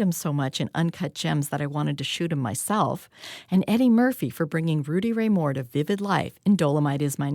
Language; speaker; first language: English; native; English